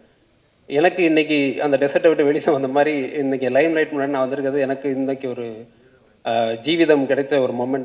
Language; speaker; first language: Tamil; native; Tamil